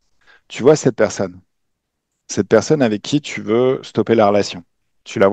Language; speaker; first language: French; native; French